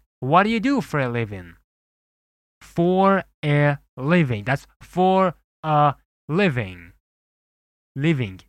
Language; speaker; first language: English; non-native, fluent; Persian